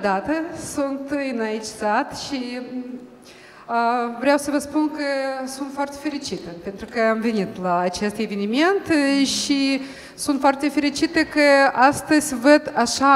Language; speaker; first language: Romanian; non-native, fluent; Russian